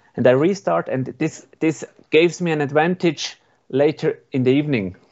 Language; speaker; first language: English; non-native, learner; Swiss German